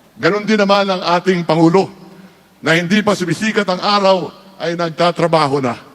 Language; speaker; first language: Filipino; native; Filipino